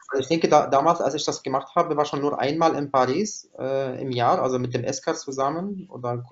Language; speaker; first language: German; non-native, fluent; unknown